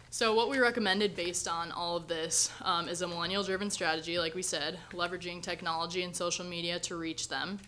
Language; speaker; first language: English; native; English